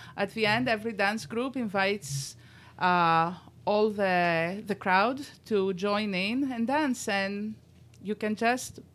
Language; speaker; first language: English; non-native, fluent; Greek